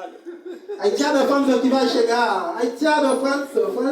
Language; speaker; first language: Portuguese; non-native, learner; Haitian Creole